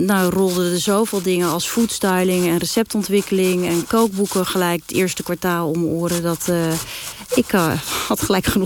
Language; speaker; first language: Dutch; native; Dutch